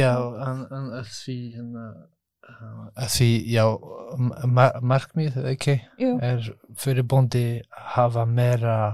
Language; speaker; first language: Icelandic; non-native, learner; French